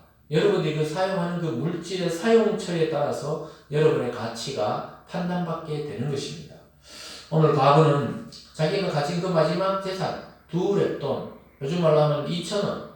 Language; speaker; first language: Korean; native; Korean